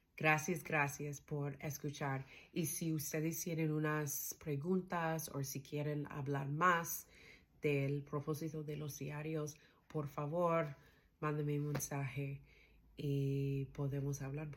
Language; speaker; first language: Spanish; non-native, learner; English